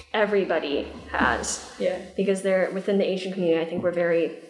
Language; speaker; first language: English; native; English